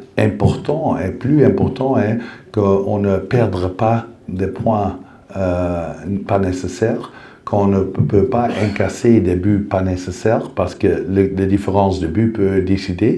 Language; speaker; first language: French; non-native, fluent; Dutch